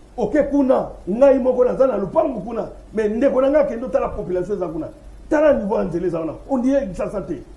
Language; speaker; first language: Lingala; non-native, local second language; Kituba (Democratic Republic of Congo)